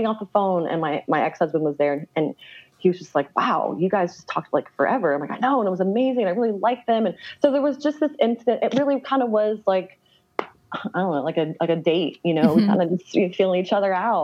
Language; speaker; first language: English; native; English